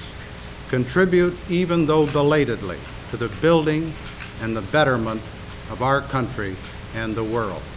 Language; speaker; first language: English; native; English